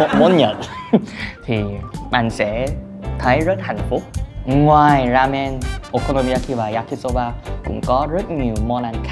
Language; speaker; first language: Vietnamese; non-native, fluent; Korean